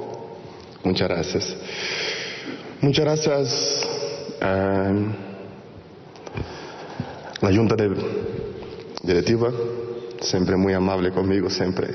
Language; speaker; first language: Spanish; non-native, fluent; Portuguese